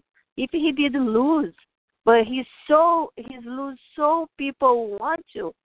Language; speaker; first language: English; non-native, learner; Portuguese